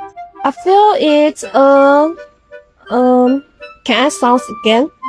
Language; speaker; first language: English; non-native, learner; Chinese